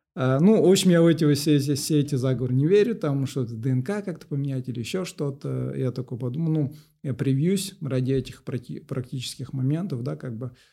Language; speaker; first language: Russian; non-native, local second language; Kazakh